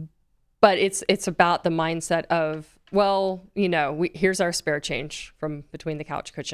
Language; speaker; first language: English; native; English